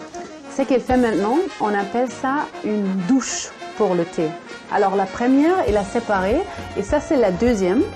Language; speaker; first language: French; non-native, fluent; German